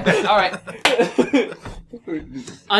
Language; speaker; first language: English; native; English